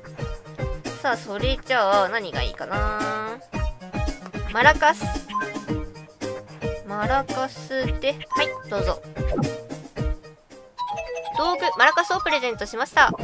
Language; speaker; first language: Japanese; native; Japanese